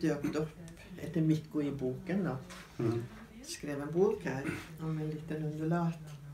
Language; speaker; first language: Norwegian; native; Norwegian